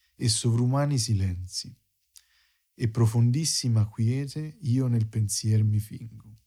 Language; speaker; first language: German; non-native, fluent; Italian